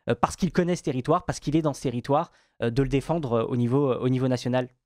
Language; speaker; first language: French; native; French